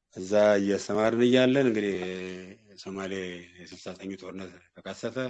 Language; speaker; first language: Amharic; non-native, local second language; Oromo